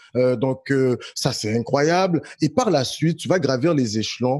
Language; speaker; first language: French; native; French